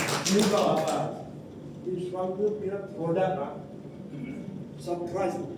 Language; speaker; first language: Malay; non-native, local second language; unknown